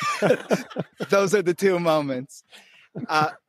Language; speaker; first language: English; native; English